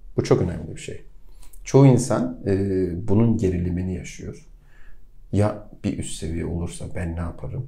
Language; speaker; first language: Turkish; native; Turkish